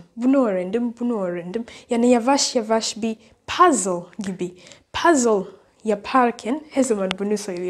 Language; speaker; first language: Turkish; non-native, learner; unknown